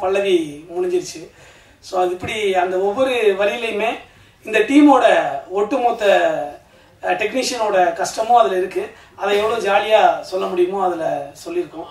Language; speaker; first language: Tamil; native; Tamil